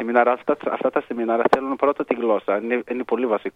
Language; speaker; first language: Greek; non-native, fluent; Arabic